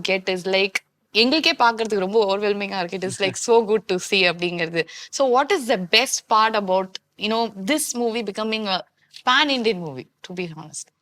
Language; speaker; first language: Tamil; native; Tamil